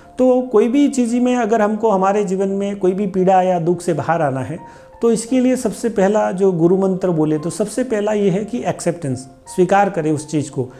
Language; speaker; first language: Hindi; non-native, local second language; Gujarati